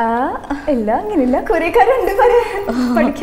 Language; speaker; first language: Malayalam; non-native, local second language; Hindi